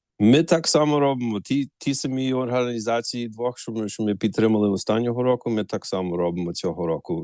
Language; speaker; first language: Ukrainian; early bilingual, heritage; Ukrainian